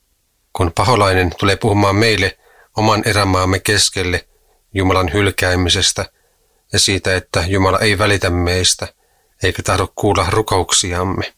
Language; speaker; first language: Finnish; native; Finnish